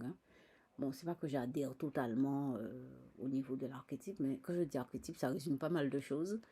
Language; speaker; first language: French; native; French